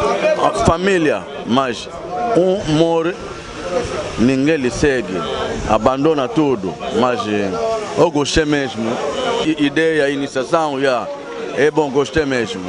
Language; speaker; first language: Portuguese; non-native, learner; Lingala